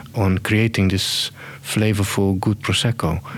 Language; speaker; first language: English; non-native, fluent; Estonian